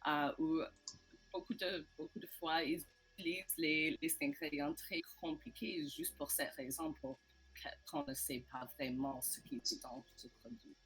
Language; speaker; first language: French; non-native, learner; English